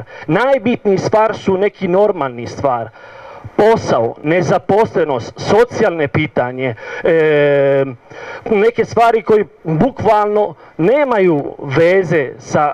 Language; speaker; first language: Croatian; non-native, learner; Italian